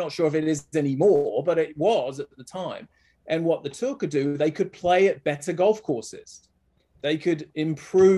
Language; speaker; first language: English; native; English